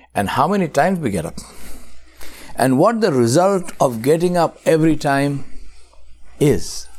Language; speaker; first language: English; non-native, local second language; Urdu